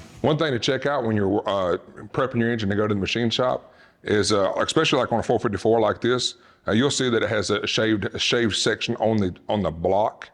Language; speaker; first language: English; native; English